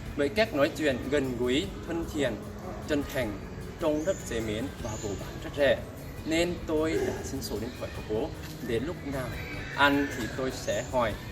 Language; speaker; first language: Vietnamese; non-native, fluent; Lao